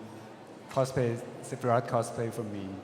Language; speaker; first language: English; non-native, learner; Thai